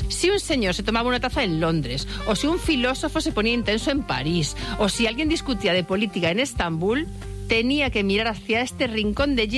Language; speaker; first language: Spanish; native; Spanish